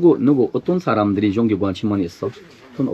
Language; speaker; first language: Korean; non-native, learner; Arabic